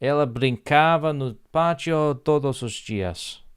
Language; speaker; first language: Portuguese; non-native, learner; English